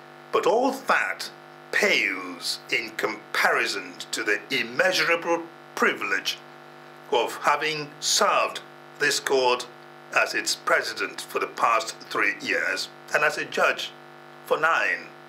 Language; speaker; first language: English; non-native, local second language; Igbo